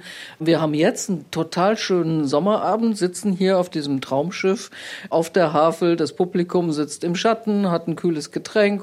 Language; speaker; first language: German; native; German